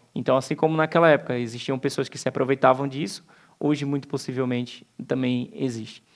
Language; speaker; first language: Portuguese; native; Portuguese